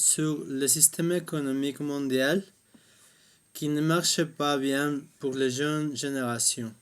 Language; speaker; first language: French; non-native, fluent; Spanish